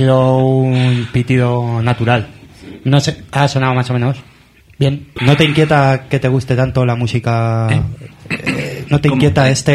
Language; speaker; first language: Spanish; native; Spanish